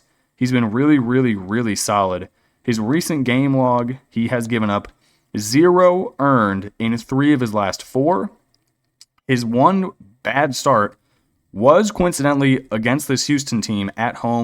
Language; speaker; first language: English; native; English